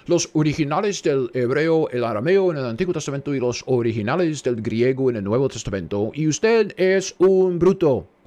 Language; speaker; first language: Spanish; non-native, fluent; English